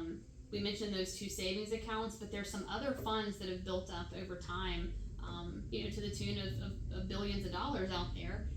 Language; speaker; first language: English; native; English